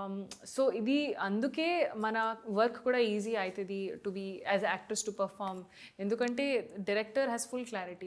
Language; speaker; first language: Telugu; non-native, local second language; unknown